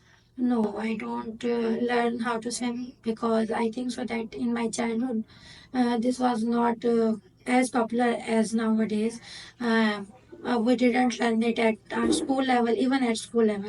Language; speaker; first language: English; non-native, learner; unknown